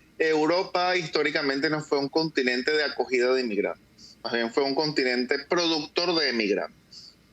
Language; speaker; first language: Spanish; native; Spanish